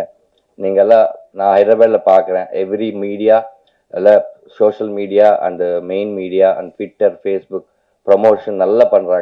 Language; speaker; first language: Tamil; non-native, learner; Telugu